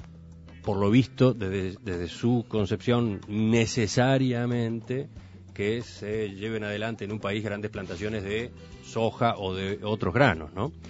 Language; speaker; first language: Spanish; native; Spanish